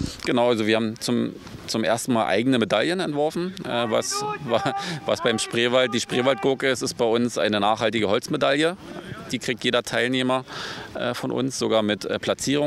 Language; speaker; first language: German; native; German